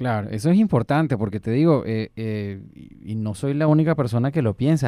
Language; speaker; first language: Spanish; native; Spanish